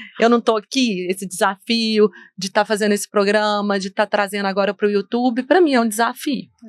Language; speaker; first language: Portuguese; native; Portuguese